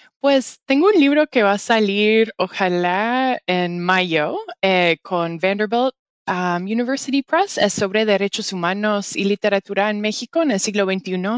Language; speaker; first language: Spanish; non-native, fluent; English